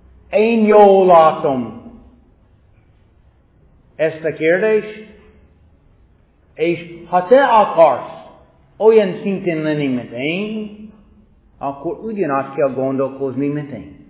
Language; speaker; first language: Hungarian; non-native, fluent; English